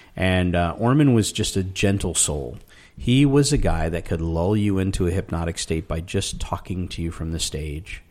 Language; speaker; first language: English; native; English